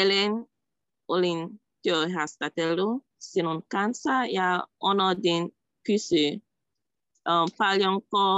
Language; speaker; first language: Finnish; non-native, learner; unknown